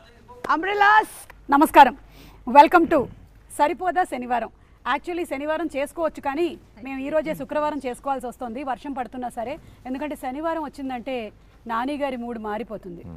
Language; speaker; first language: Telugu; native; Telugu